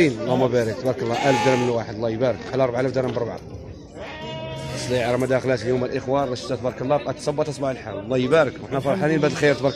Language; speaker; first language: Arabic; native; Arabic